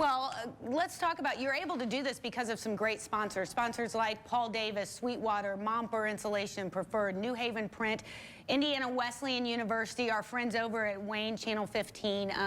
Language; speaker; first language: English; native; English